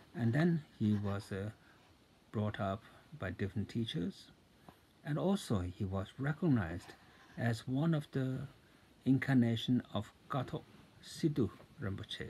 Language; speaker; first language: English; non-native, fluent; Tibetan